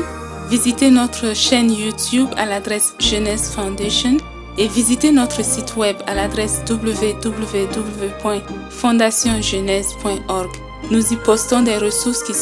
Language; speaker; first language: French; native; French